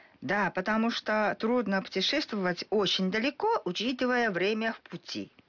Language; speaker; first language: Russian; non-native, fluent; Japanese